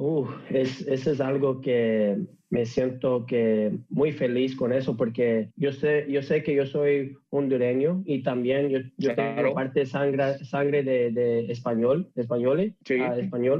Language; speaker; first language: Spanish; early bilingual, heritage; English